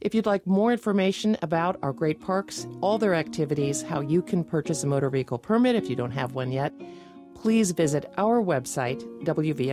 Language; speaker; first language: English; native; English